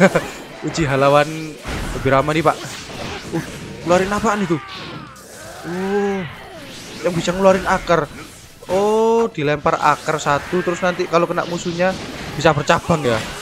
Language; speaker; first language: Indonesian; native; Indonesian